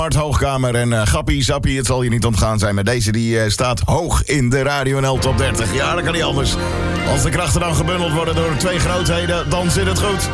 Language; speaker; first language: Dutch; native; Dutch